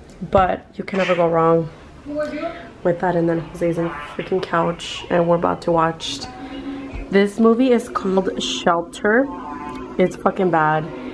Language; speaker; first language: English; early bilingual, other home language; Spanish